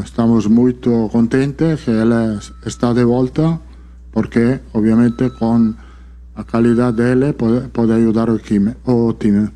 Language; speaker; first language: Portuguese; non-native, fluent; Italian